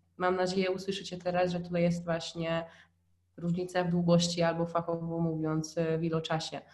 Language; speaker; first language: Polish; non-native, fluent; Hungarian